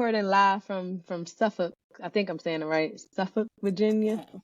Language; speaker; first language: English; native; English